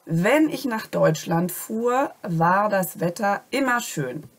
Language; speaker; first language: German; non-native, fluent; French